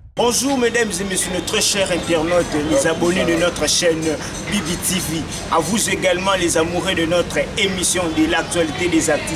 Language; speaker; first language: French; non-native, local second language; Lingala